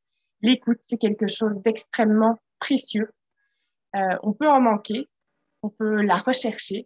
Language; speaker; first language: French; native; French